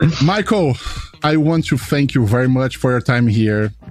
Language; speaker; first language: English; non-native, fluent; Portuguese